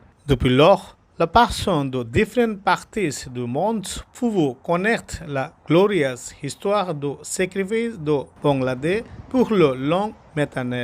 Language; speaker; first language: French; non-native, learner; Bangla